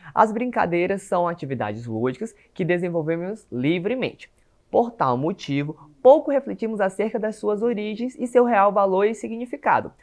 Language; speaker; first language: Portuguese; native; Portuguese